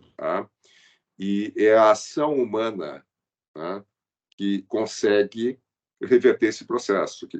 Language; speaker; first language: Portuguese; early bilingual, other home language; Chinese